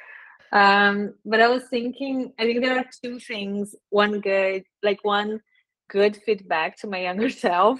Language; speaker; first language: English; non-native, fluent; Portuguese